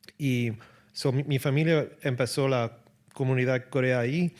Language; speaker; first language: Spanish; early bilingual, heritage; English